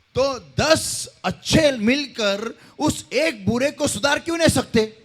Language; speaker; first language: Hindi; non-native, local second language; Marathi